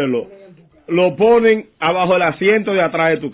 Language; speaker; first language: Spanish; native; Spanish